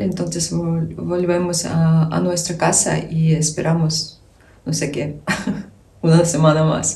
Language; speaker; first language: Spanish; non-native, fluent; Ukrainian